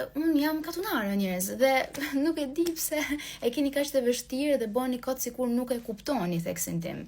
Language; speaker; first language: Albanian; early bilingual, heritage; Albanian